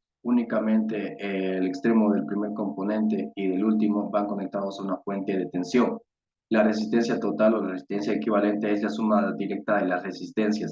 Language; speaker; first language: Spanish; native; Spanish